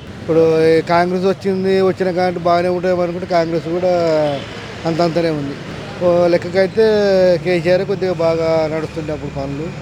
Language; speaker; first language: Telugu; native; Telugu